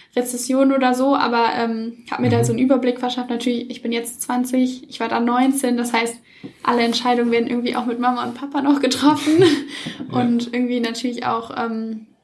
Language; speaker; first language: German; native; German